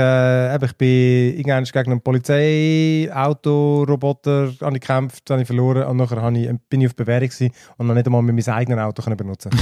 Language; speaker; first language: German; native; German